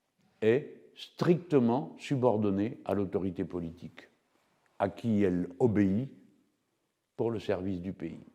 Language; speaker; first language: French; native; French